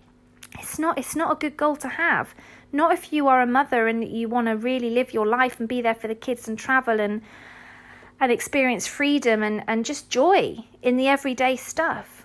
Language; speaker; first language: English; native; English